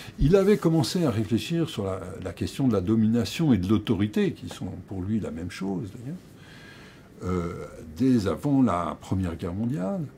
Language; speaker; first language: French; native; French